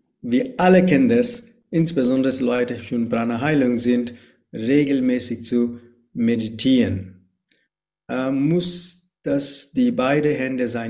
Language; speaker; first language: German; non-native, fluent; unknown